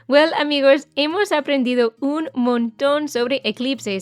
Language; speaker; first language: Spanish; non-native, fluent; English